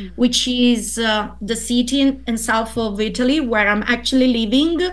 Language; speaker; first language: English; non-native, fluent; Italian